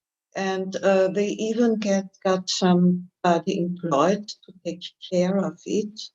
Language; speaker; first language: English; non-native, fluent; German